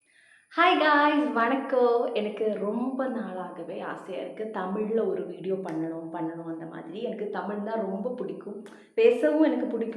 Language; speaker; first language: Tamil; non-native, learner; Malayalam